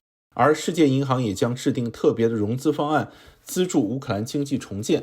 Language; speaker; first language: Chinese; native; Chinese